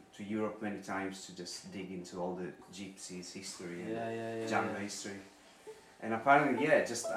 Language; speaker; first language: English; non-native, fluent; Italian